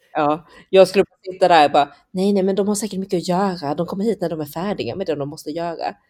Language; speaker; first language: Swedish; early bilingual, other home language; Chinese